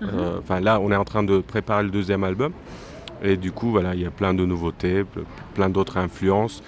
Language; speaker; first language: French; non-native, fluent; Turkish